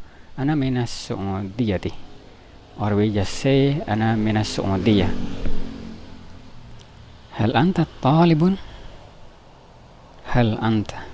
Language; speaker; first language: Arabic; non-native, learner; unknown